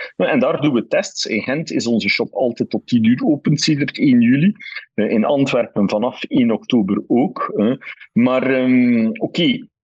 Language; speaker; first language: Dutch; native; Dutch